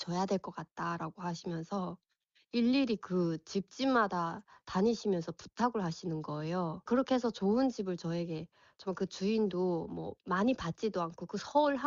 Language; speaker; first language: Korean; native; Korean